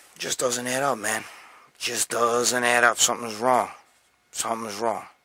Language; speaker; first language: English; native; English